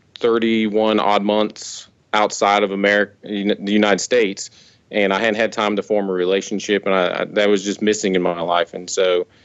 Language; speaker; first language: English; native; English